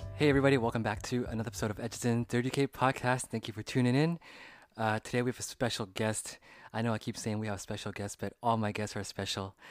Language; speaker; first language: English; early bilingual, other home language; Vietnamese